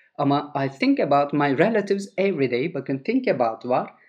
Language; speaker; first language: English; non-native, fluent; Turkish